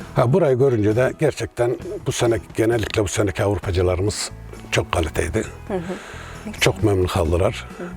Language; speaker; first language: Turkish; native; Turkish